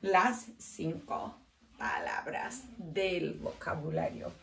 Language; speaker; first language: Spanish; non-native, learner; English